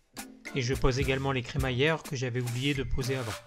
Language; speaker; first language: French; native; French